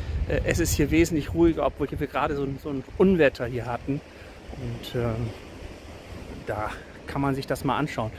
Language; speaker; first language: German; native; German